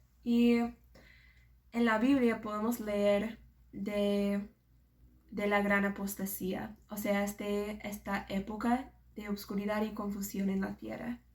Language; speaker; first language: Spanish; non-native, fluent; English